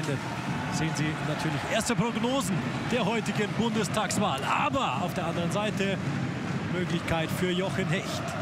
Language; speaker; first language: German; native; German